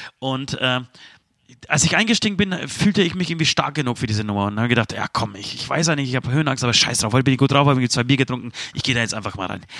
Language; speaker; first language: German; early bilingual, other home language; Polish